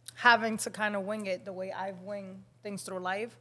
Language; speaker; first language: English; non-native, fluent; Spanish